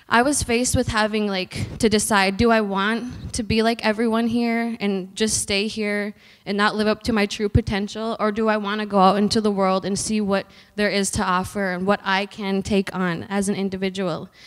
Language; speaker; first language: English; native; English